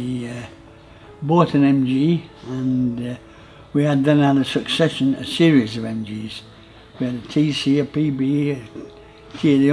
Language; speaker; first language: English; native; English